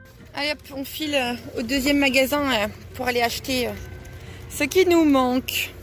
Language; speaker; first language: French; native; French